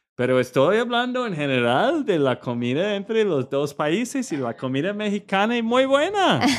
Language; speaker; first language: Spanish; non-native, learner; English